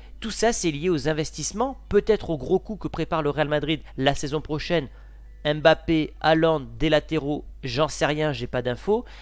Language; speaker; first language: French; native; French